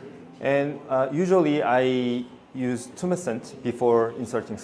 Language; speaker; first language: English; non-native, fluent; Korean